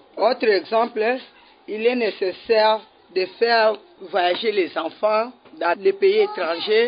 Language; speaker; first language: French; non-native, learner; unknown